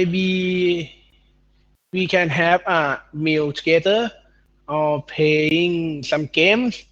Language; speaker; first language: English; non-native, learner; Thai